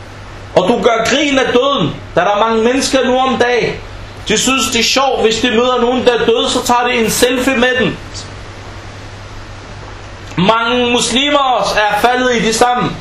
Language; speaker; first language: Danish; non-native, fluent; Arabic